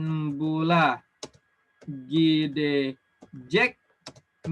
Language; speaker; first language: Turkish; non-native, learner; Indonesian